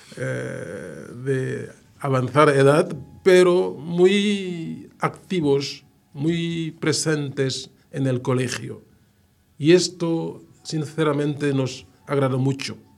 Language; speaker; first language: Spanish; non-native, fluent; Wolof